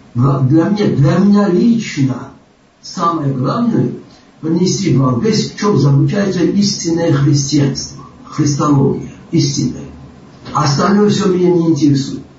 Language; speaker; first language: Russian; non-native, local second language; Georgian